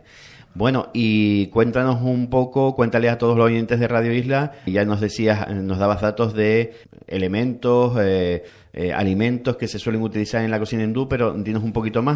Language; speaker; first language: Spanish; native; Spanish